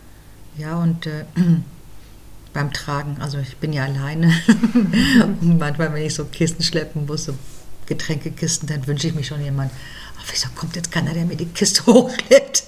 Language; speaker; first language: German; native; German